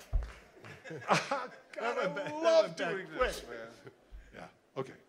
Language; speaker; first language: English; native; English